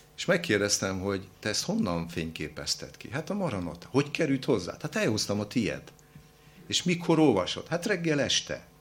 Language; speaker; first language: Hungarian; native; Hungarian